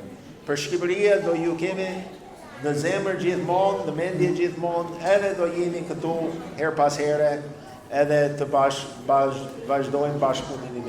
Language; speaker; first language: Albanian; non-native, fluent; English